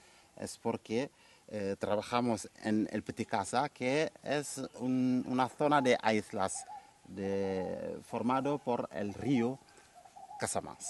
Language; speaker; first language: Spanish; non-native, fluent; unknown